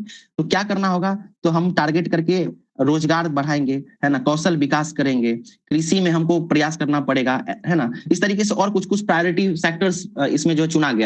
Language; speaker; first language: Hindi; native; Hindi